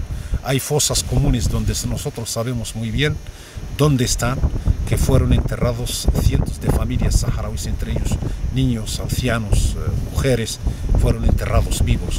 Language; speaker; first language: Spanish; non-native, local second language; Arabic